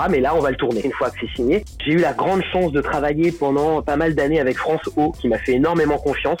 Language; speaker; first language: French; native; French